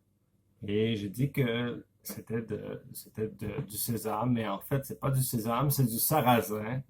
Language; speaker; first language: French; native; French